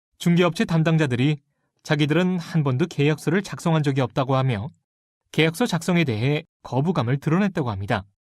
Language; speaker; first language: Korean; native; Korean